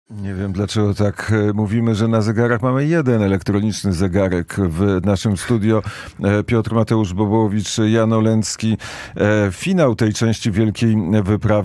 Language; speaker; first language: Polish; native; Polish